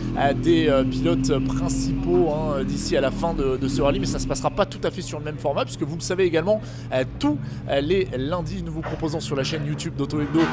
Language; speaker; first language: French; native; French